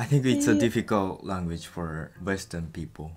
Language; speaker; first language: English; non-native, fluent; Japanese